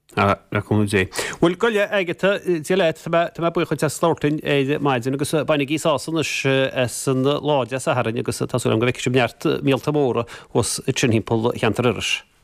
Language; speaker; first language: Irish; native; Irish